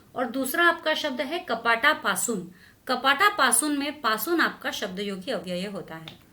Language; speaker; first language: Hindi; non-native, local second language; Marathi